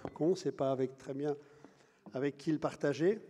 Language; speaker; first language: French; native; French